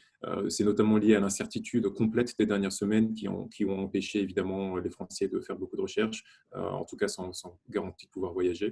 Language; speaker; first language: French; native; French